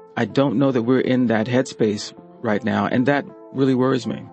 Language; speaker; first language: English; native; English